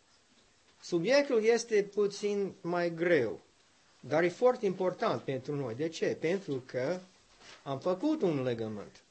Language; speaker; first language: Romanian; non-native, learner; English